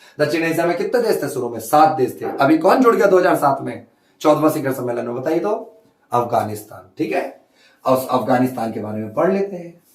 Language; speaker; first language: Hindi; native; Hindi